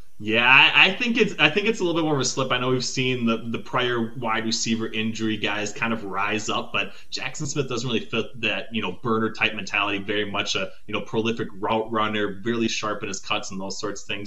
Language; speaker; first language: English; native; English